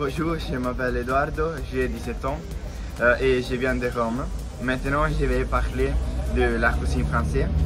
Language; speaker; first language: French; non-native, learner; Italian